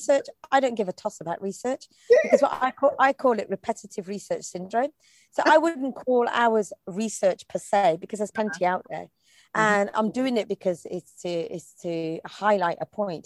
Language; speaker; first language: English; native; English